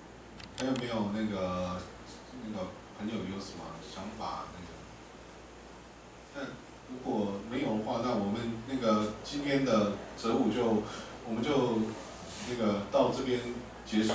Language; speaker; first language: Chinese; native; Chinese